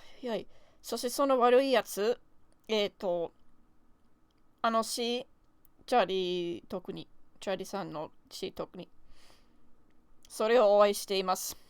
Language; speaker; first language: Japanese; non-native, learner; English